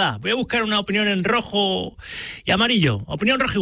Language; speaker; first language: Spanish; native; Spanish